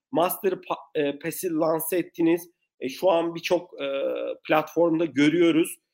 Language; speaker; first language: Turkish; native; Turkish